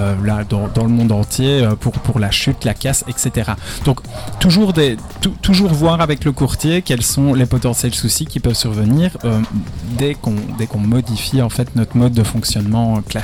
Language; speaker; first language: French; native; French